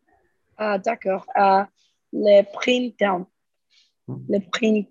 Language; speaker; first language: French; non-native, learner; Spanish